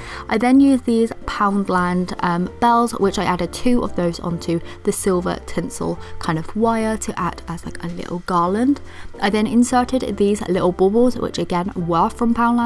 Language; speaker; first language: English; native; English